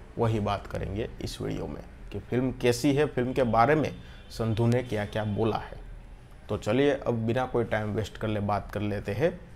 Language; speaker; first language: Hindi; non-native, local second language; Gujarati